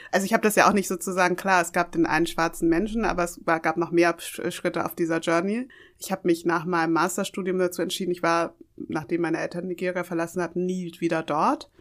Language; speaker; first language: German; early bilingual, other home language; Yoruba